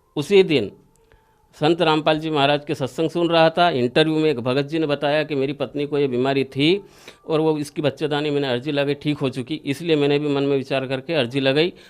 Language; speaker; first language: Hindi; native; Hindi